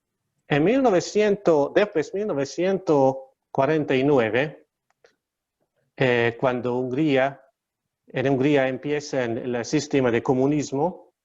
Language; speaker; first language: Spanish; non-native, learner; Hungarian